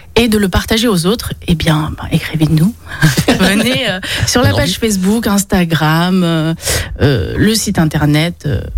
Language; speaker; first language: French; early bilingual, other home language; Chinese